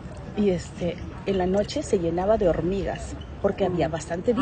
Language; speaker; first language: Spanish; native; Spanish